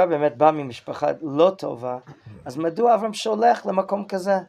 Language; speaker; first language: Hebrew; non-native, fluent; English